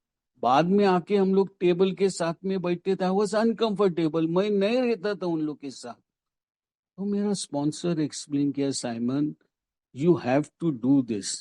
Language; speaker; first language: Hindi; non-native, local second language; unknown